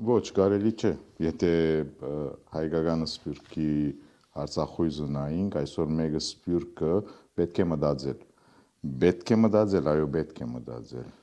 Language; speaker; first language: Armenian; early bilingual, heritage; Armenian